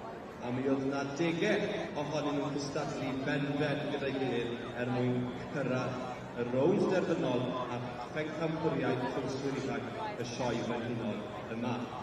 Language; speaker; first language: Welsh; native; Welsh